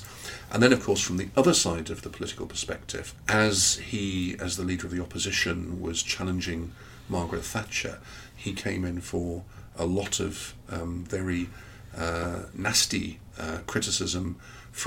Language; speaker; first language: English; native; English